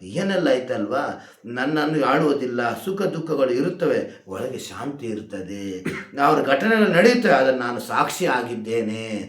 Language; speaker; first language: Kannada; non-native, local second language; Hindi